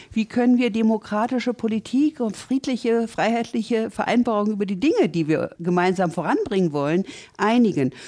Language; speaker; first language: German; native; German